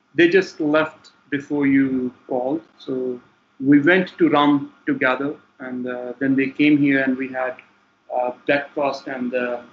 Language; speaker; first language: English; non-native, local second language; Punjabi